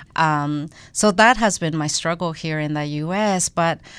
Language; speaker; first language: English; non-native, fluent; Spanish